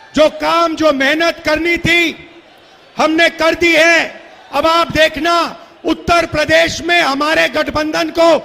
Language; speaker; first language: Hindi; native; Hindi